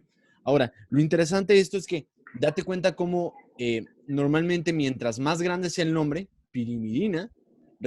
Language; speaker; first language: Spanish; native; Spanish